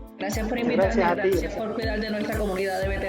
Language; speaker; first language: Spanish; native; Spanish